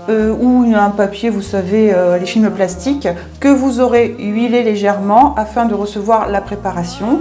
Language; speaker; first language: French; native; French